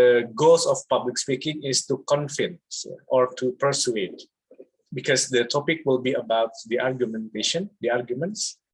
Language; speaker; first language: English; non-native, fluent; Indonesian